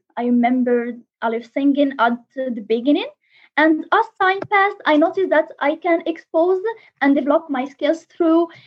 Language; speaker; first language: English; non-native, learner; Arabic